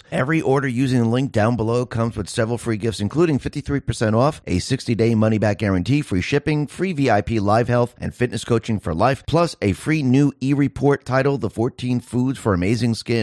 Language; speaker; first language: English; native; English